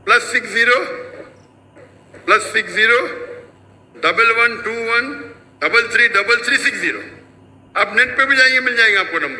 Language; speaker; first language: Hindi; non-native, local second language; Konkani